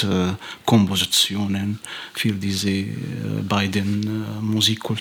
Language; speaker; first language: German; non-native, fluent; Arabic